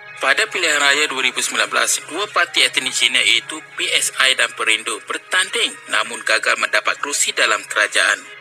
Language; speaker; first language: Malay; native; Malay